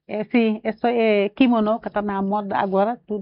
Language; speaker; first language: Portuguese; non-native, learner; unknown